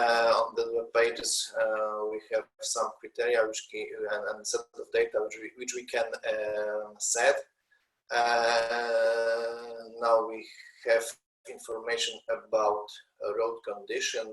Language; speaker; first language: English; non-native, learner; Polish